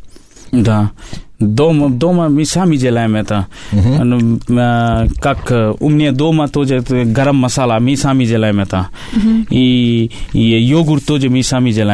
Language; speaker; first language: Russian; non-native, learner; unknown